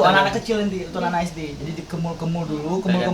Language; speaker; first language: Indonesian; native; Indonesian